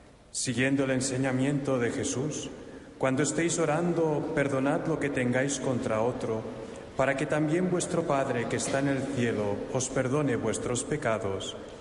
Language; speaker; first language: Spanish; non-native, local second language; Catalan